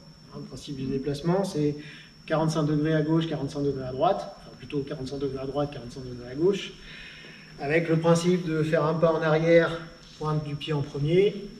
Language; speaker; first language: French; native; French